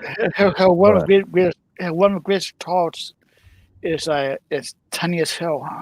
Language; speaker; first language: English; native; English